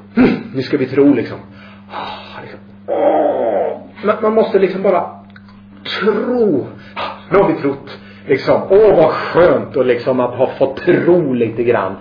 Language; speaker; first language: Swedish; native; Swedish